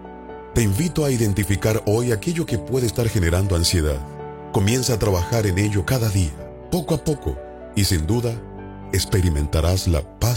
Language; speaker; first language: Spanish; native; Spanish